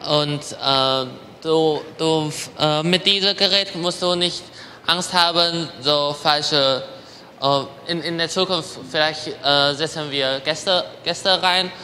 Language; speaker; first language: German; non-native, learner; Chinese